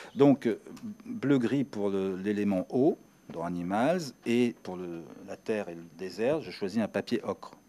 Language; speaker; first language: French; non-native, fluent; Serbian